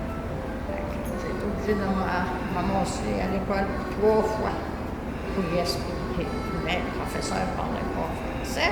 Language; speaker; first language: French; native; French